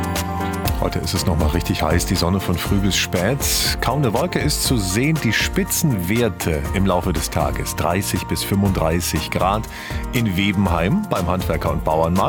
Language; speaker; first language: German; native; German